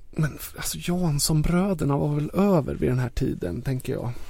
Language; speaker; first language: Swedish; native; Swedish